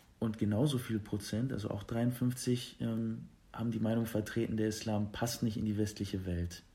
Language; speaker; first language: German; early bilingual, other home language; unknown